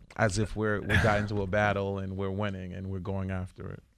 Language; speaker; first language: English; early bilingual, other home language; Haitian Creole